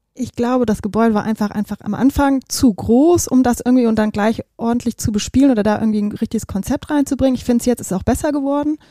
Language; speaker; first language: German; early bilingual, other home language; Dutch